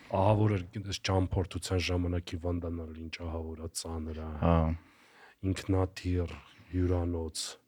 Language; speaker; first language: Armenian; native; Armenian